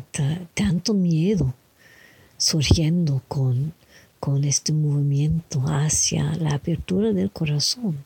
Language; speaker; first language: Spanish; non-native, learner; English